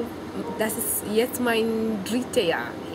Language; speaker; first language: German; non-native, learner; Swahili